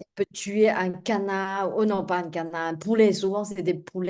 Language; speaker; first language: French; non-native, fluent; Chinese